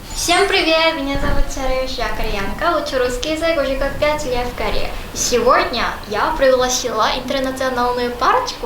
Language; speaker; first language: Russian; non-native, fluent; Korean